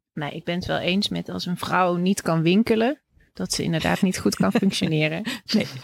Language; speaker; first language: Dutch; native; Dutch